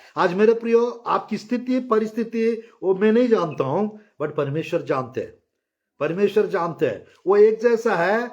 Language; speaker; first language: Hindi; non-native, local second language; Telugu